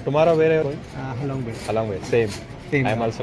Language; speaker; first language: English; non-native, local second language; Kannada